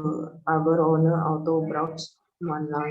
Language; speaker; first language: German; non-native, learner; Indonesian